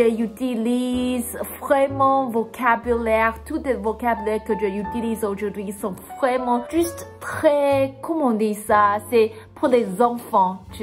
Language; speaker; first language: French; non-native, learner; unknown